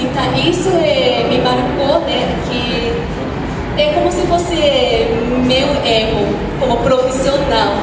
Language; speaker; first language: Portuguese; non-native, fluent; Japanese